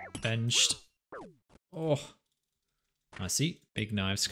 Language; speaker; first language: English; native; English